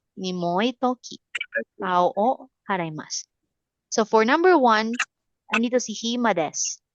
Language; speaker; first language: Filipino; non-native, local second language; Cebuano